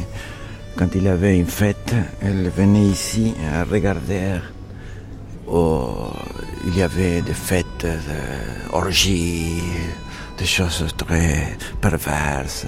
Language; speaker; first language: French; non-native, fluent; Spanish